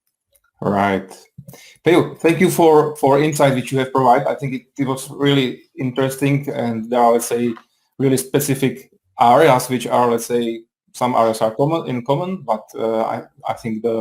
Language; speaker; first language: English; non-native, fluent; Czech